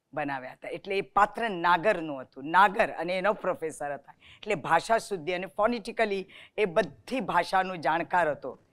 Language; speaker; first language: Gujarati; non-native, local second language; Marathi